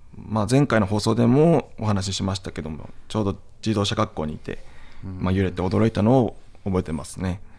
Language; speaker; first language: Japanese; native; Japanese